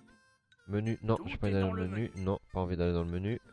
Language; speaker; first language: French; native; French